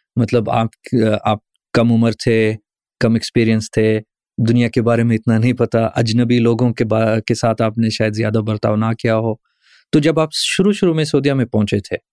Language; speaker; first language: Urdu; early bilingual, heritage; Urdu